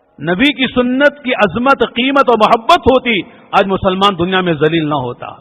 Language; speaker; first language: Urdu; native; Urdu